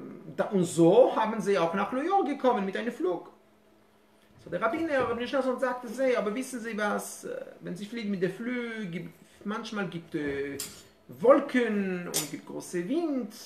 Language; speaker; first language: German; non-native, fluent; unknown